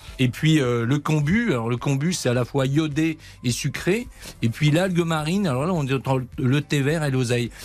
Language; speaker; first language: French; native; French